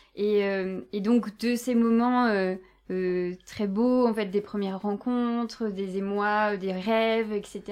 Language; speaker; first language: French; native; French